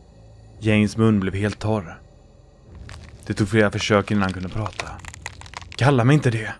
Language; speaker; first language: Swedish; native; Swedish